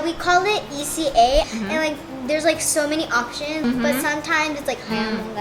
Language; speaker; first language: English; non-native, fluent; Japanese